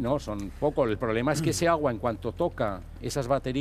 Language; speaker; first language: Spanish; native; Spanish